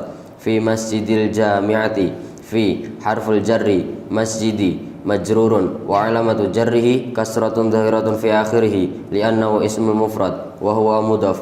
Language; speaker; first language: Arabic; non-native, learner; Indonesian